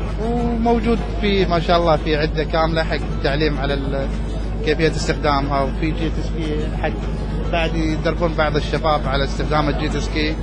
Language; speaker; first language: Arabic; native; Arabic